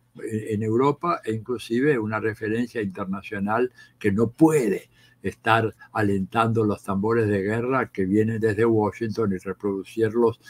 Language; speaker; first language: Spanish; native; Spanish